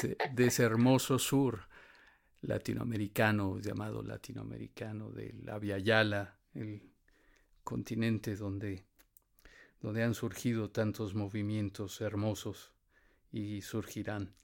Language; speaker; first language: Spanish; native; Spanish